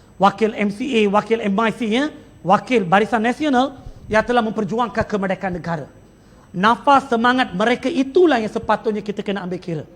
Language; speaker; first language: Malay; non-native, local second language; Tamil